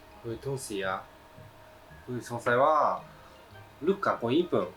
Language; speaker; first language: Thai; non-native, learner; Japanese